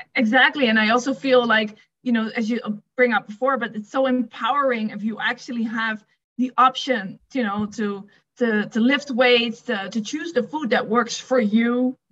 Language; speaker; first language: English; non-native, fluent; Dutch